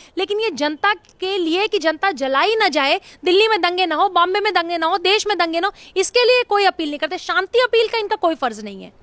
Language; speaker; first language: Hindi; native; Hindi